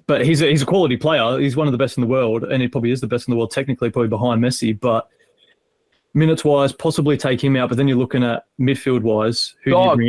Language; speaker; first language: English; native; English